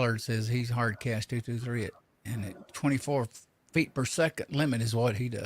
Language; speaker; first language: English; native; English